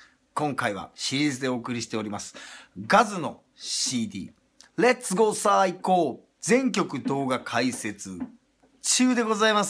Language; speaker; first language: Japanese; native; Japanese